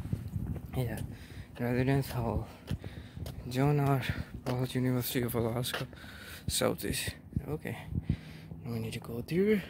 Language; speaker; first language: English; non-native, learner; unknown